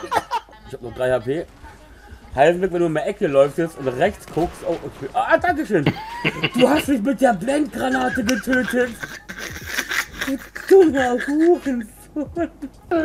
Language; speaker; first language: German; native; German